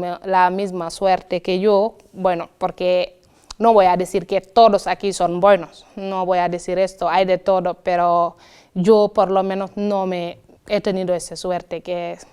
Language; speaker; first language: Spanish; non-native, fluent; Wolof